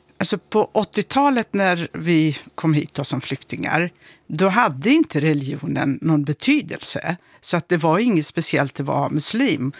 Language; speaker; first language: Swedish; non-native, fluent; Kurdish